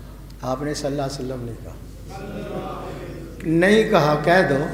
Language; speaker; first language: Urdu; non-native, local second language; Punjabi